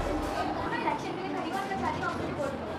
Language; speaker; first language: Hindi; native; Hindi